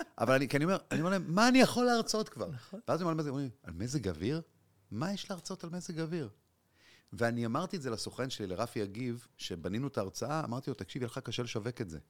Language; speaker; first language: Hebrew; native; Hebrew